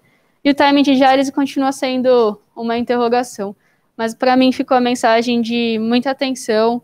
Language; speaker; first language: Portuguese; native; Portuguese